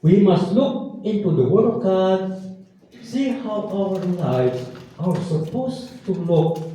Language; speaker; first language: English; non-native, local second language; Filipino